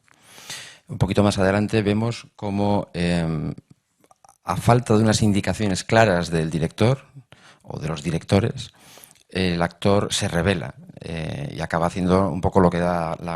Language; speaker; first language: Spanish; native; Spanish